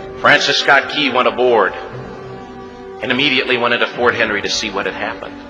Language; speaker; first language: English; native; English